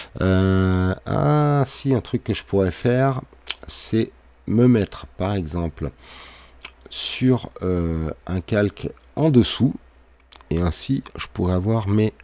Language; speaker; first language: French; native; French